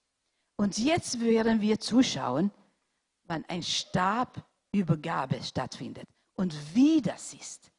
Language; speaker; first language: German; non-native, fluent; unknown